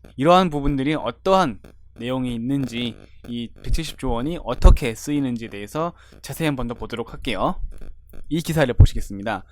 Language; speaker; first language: Korean; native; Korean